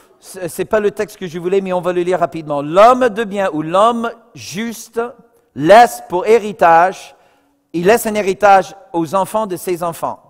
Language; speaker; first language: French; non-native, fluent; English